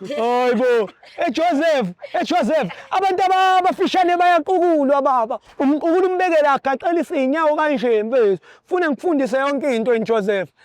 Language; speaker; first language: Zulu; native; Zulu